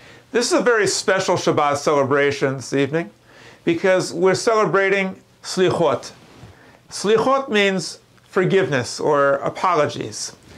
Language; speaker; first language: English; native; English